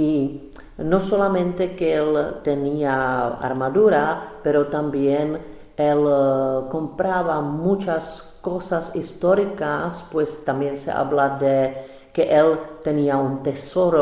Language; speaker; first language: Spanish; non-native, fluent; Czech